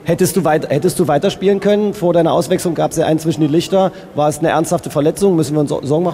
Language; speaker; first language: German; native; German